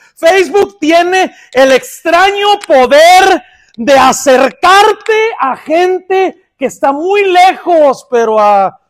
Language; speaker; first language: Spanish; native; Spanish